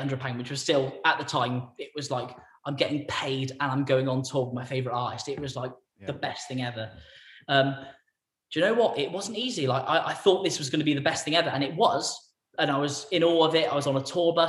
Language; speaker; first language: English; native; English